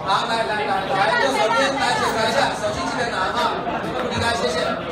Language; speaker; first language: Chinese; native; Chinese